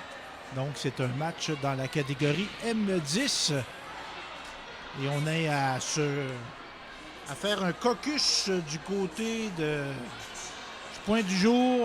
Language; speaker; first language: French; native; French